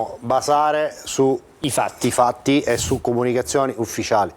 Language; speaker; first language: Italian; native; Italian